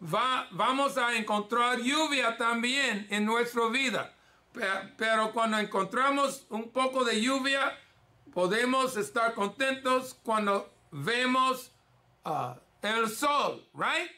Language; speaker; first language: Spanish; early bilingual, heritage; English